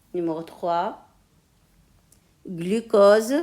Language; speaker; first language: French; non-native, local second language; Arabic